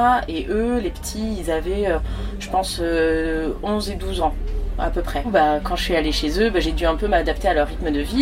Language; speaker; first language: French; native; French